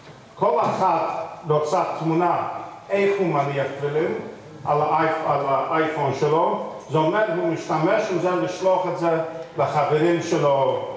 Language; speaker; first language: Hebrew; non-native, fluent; English